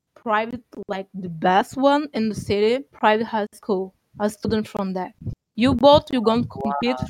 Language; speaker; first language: English; non-native, fluent; Portuguese